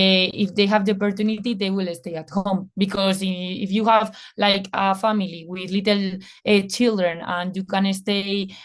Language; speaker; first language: English; non-native, fluent; Spanish